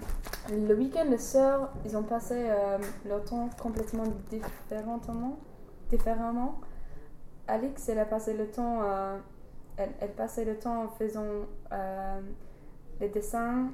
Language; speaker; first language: French; non-native, learner; English